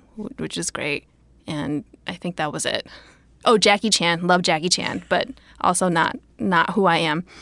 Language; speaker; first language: English; native; English